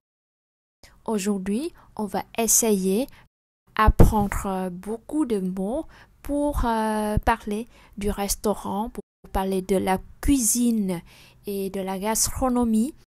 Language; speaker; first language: French; non-native, fluent; Vietnamese